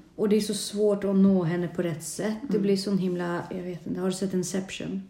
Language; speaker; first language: Swedish; early bilingual, other home language; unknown